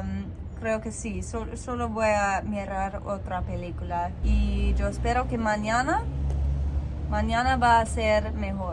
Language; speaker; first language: Spanish; non-native, learner; English